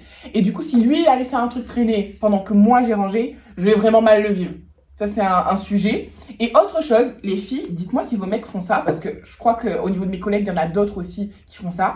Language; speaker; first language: French; native; French